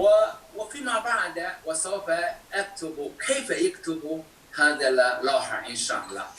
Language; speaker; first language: Arabic; non-native, fluent; Chinese